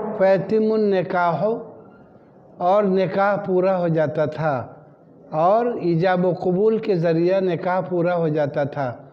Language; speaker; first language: Urdu; native; Urdu